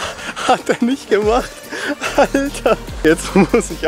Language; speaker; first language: German; native; German